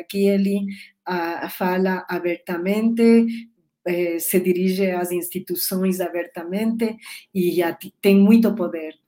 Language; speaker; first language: Portuguese; non-native, learner; Spanish